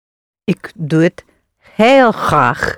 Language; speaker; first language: Dutch; non-native, learner; English